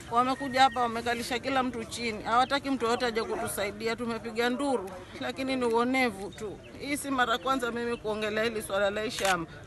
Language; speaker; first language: Swahili; native; Swahili